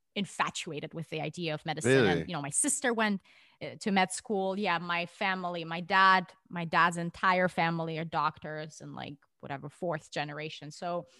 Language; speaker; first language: English; non-native, fluent; Russian